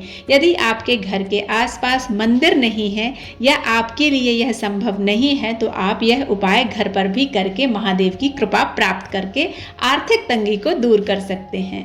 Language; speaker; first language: Hindi; native; Hindi